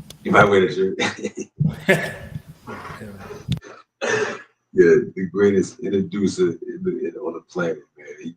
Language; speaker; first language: English; native; English